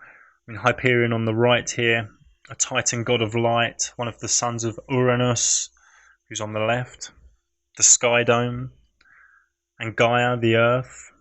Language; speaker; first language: English; native; English